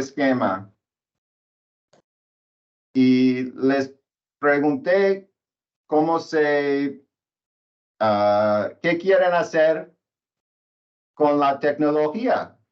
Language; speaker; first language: Spanish; non-native, learner; English